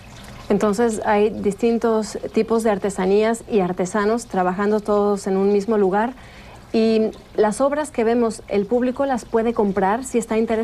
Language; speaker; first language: Spanish; native; Spanish